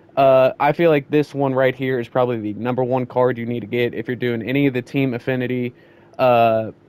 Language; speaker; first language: English; native; English